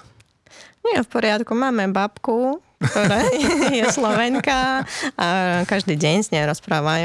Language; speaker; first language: Slovak; non-native, fluent; Latvian